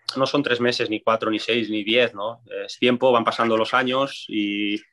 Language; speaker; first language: Spanish; native; Spanish